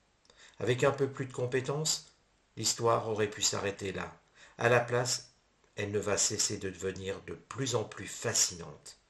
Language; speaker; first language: French; native; French